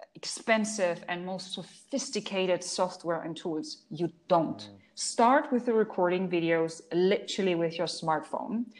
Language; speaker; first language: English; non-native, fluent; German